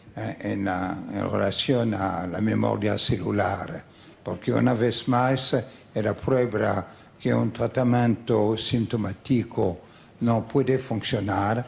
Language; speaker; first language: Spanish; non-native, fluent; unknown